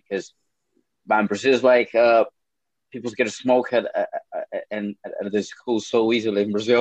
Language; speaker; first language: English; non-native, fluent; Portuguese